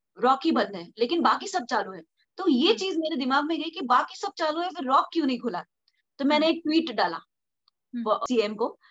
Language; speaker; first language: Hindi; non-native, local second language; Marathi